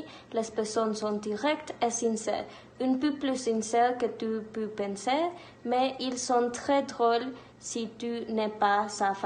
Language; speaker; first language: French; non-native, learner; English